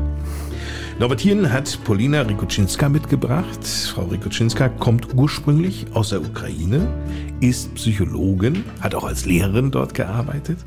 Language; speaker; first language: German; native; German